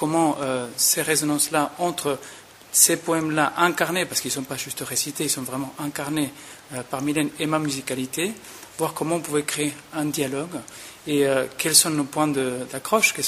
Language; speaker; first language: French; non-native, fluent; Spanish